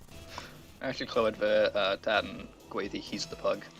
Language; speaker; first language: Welsh; non-native, local second language; English